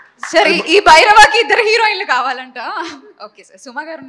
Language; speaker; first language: Telugu; native; Telugu